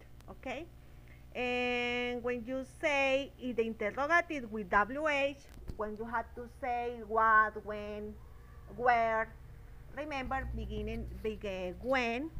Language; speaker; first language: English; non-native, learner; Spanish